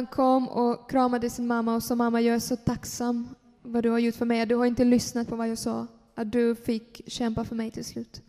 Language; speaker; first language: Swedish; non-native, fluent; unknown